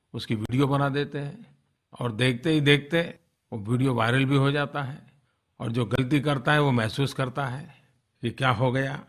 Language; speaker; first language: Hindi; non-native, local second language; Gujarati